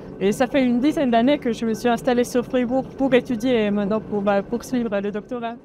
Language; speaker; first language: French; non-native, local second language; Swiss German